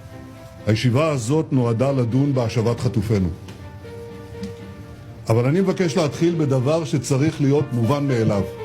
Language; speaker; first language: Hebrew; native; Hebrew